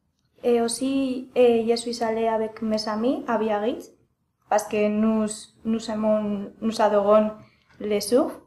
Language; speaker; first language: French; non-native, learner; Spanish